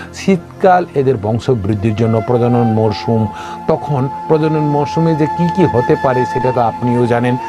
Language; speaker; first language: Bangla; non-native, local second language; Kok Borok